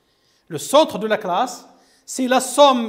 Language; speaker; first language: French; non-native, local second language; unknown